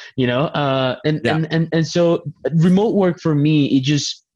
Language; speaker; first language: English; non-native, fluent; Spanish